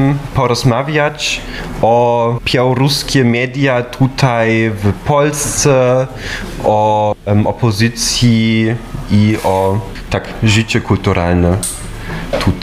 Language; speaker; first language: Polish; non-native, fluent; German